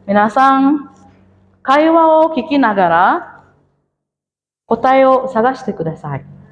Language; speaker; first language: Japanese; non-native, fluent; Indonesian